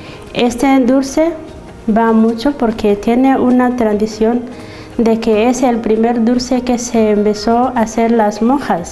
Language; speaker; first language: Spanish; non-native, fluent; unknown